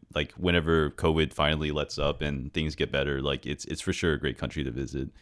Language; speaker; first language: English; early bilingual, other home language; Lao